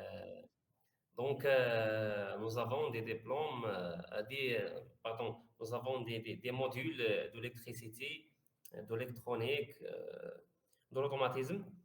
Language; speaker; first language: French; non-native, learner; Arabic